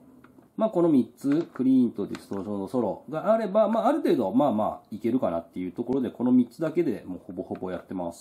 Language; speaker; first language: Japanese; native; Japanese